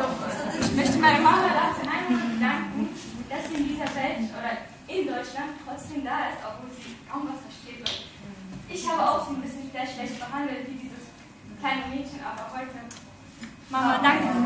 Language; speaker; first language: German; early bilingual, other home language; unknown